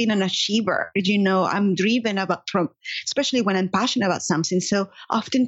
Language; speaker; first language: English; non-native, fluent; Spanish